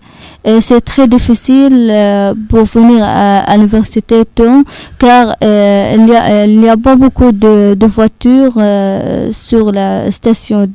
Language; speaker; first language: French; non-native, learner; Arabic